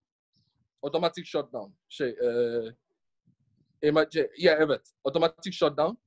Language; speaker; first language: Turkish; non-native, learner; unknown